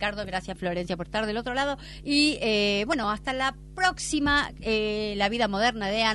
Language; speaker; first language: Spanish; native; Spanish